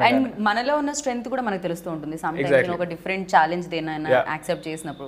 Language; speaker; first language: Telugu; native; Telugu